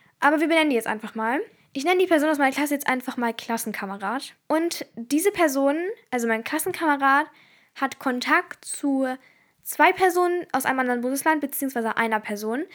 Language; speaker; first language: German; early bilingual, other home language; Turkish